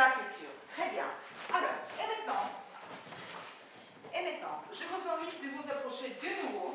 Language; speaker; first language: French; non-native, fluent; Ukrainian